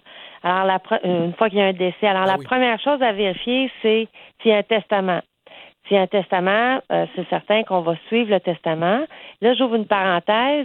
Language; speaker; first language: French; native; French